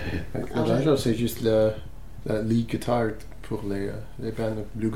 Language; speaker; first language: French; non-native, learner; English